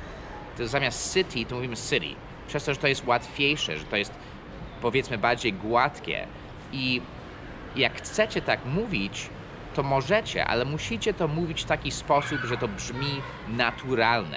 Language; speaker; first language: Polish; non-native, fluent; English